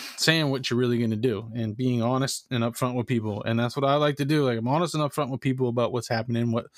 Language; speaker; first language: English; native; English